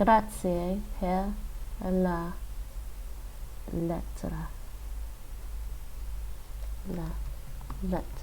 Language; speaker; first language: Italian; non-native, learner; English